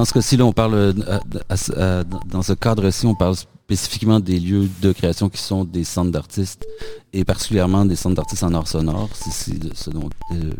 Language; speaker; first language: French; native; French